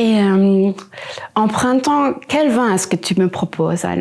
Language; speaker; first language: French; non-native, local second language; Luxembourgish